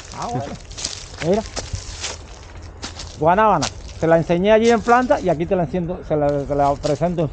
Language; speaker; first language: Spanish; native; Spanish